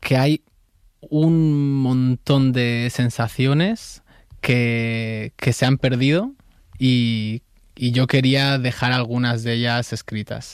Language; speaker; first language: Spanish; native; Spanish